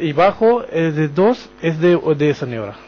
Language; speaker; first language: Spanish; non-native, learner; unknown